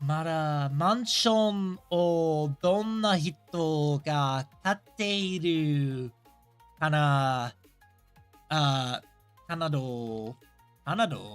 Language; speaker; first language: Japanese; non-native, learner; English